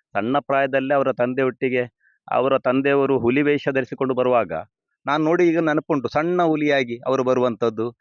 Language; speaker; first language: Kannada; non-native, local second language; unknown